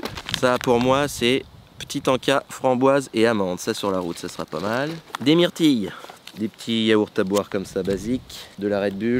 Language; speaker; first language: French; native; French